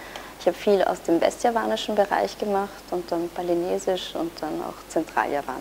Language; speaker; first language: German; native; German